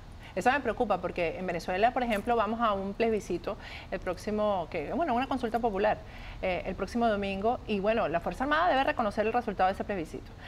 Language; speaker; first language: Spanish; native; Spanish